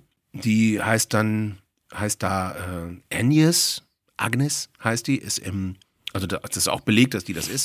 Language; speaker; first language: German; native; German